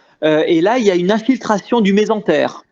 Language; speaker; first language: French; native; French